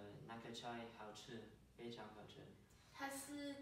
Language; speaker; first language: Chinese; non-native, learner; English